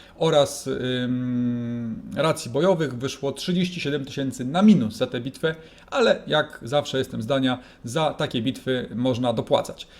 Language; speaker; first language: Polish; native; Polish